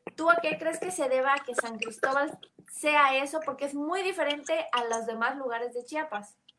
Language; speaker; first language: Spanish; native; Spanish